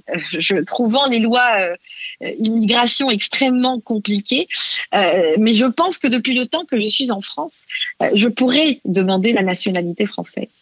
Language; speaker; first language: French; non-native, local second language; Arabic